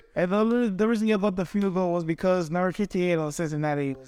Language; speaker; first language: English; non-native, local second language; Swahili